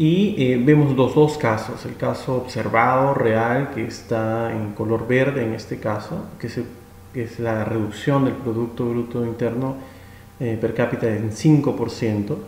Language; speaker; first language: Spanish; native; Spanish